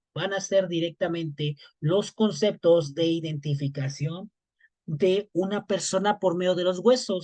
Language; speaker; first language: Spanish; native; Spanish